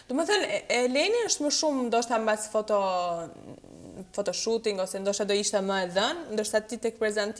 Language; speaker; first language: Albanian; native; Albanian